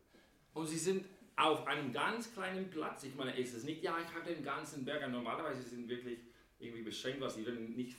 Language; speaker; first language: German; non-native, fluent; English